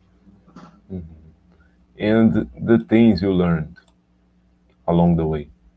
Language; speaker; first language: English; non-native, learner; Portuguese